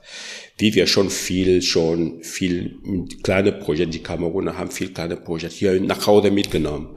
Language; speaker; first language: German; non-native, learner; French